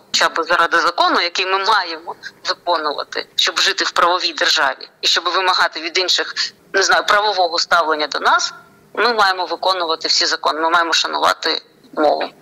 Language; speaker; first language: Ukrainian; non-native, local second language; Russian